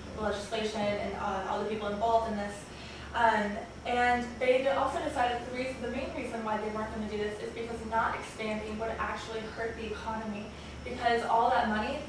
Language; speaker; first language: English; native; English